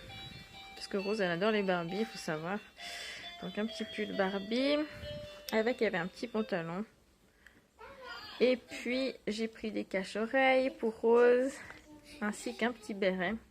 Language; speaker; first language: French; native; French